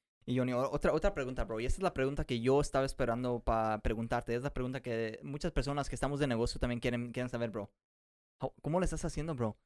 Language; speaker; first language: Spanish; early bilingual, heritage; Spanish